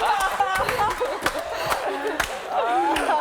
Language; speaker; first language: Korean; non-native, learner; English